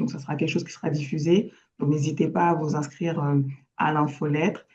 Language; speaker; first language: French; native; French